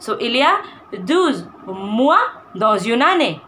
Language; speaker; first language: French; non-native, fluent; Hindi